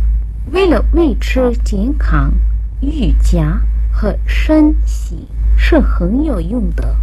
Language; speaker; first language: Chinese; non-native, fluent; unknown